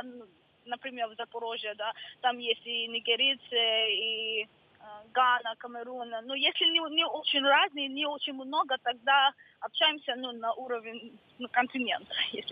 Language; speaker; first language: Russian; non-native, learner; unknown